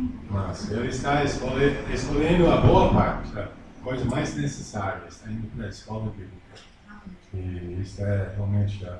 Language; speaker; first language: Portuguese; non-native, fluent; English